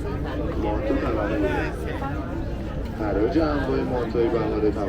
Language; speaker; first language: Persian; native; Persian